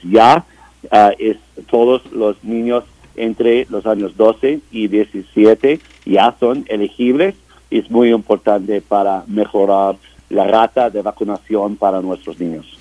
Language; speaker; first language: Spanish; non-native, learner; English